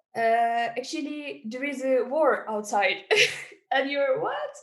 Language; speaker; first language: English; non-native, fluent; Ukrainian